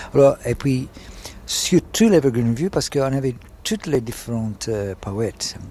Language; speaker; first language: French; non-native, fluent; English